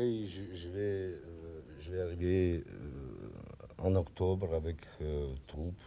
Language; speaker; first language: French; non-native, learner; Russian